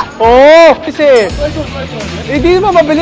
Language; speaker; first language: Filipino; native; Filipino